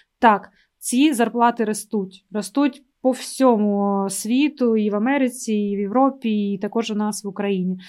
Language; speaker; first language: Ukrainian; non-native, local second language; Russian